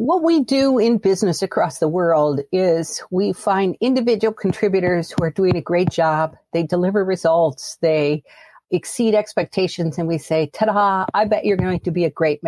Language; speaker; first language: English; native; English